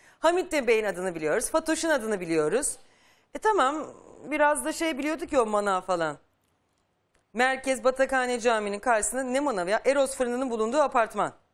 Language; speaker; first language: Turkish; native; Turkish